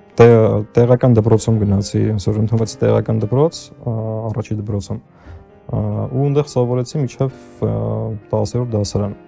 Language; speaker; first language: Armenian; early bilingual, heritage; Armenian